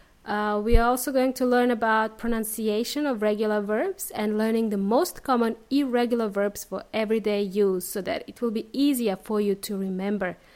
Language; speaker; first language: English; native; English